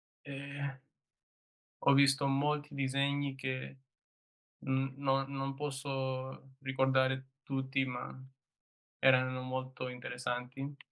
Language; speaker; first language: Italian; non-native, learner; English